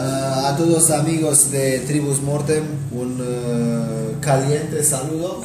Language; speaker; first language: Spanish; non-native, learner; Romanian